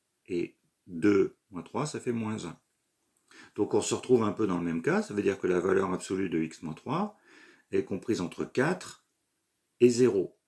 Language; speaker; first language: French; native; French